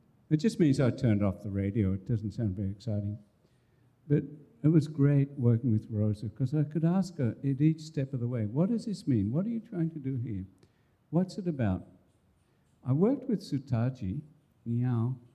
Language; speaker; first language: English; native; English